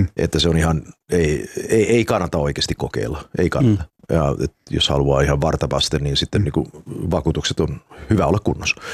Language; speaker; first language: Finnish; early bilingual, heritage; Finnish